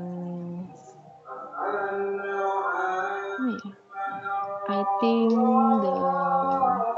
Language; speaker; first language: English; non-native, learner; Indonesian